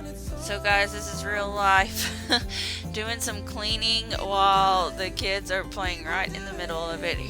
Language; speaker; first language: English; native; English